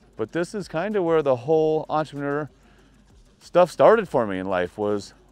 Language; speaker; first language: English; native; English